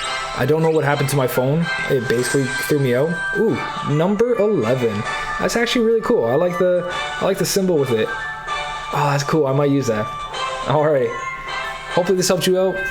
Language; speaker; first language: English; native; English